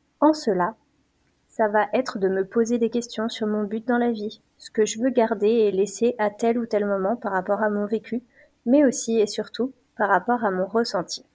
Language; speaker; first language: French; native; French